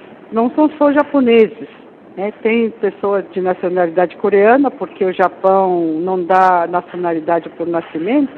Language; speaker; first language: Portuguese; early bilingual, other home language; Japanese